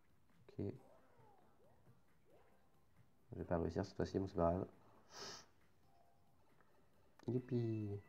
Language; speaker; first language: French; native; French